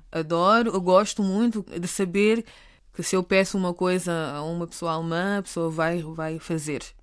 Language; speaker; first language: Portuguese; native; Portuguese